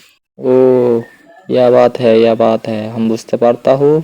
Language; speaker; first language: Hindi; non-native, learner; Bangla